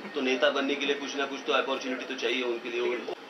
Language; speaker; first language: Hindi; non-native, local second language; Marathi